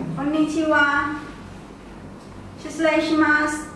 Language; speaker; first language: Japanese; non-native, learner; Burmese